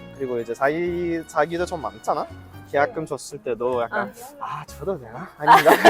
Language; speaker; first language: Korean; non-native, fluent; Uzbek